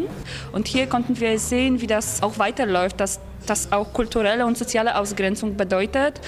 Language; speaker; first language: German; non-native, fluent; Polish